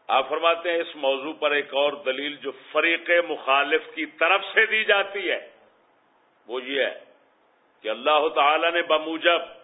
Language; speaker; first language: Urdu; native; Urdu